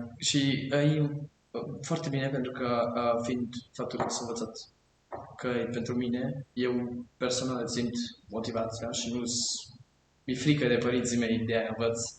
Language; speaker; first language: Romanian; early bilingual, heritage; German